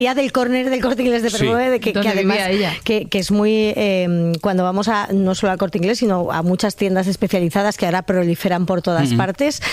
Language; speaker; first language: Spanish; native; Spanish